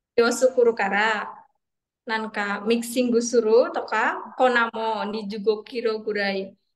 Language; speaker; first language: Japanese; non-native, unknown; Indonesian